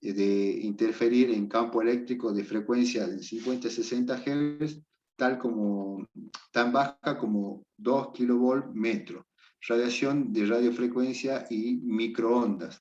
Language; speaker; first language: Spanish; native; Spanish